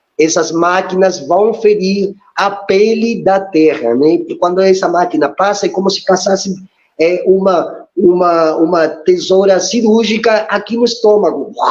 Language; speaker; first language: Portuguese; non-native, fluent; Spanish